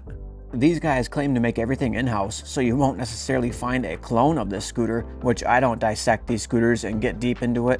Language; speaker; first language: English; native; English